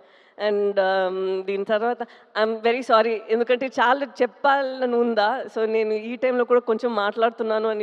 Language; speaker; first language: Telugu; non-native, local second language; Tamil